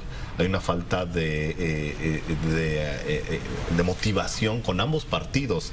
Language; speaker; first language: Spanish; native; Spanish